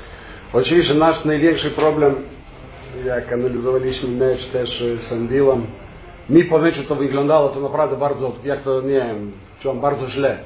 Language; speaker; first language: Polish; non-native, fluent; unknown